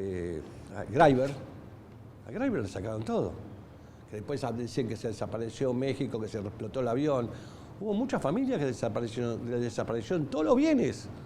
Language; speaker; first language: Spanish; native; Spanish